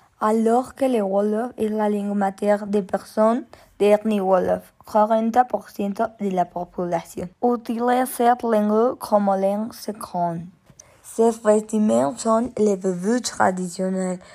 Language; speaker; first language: French; non-native, learner; Spanish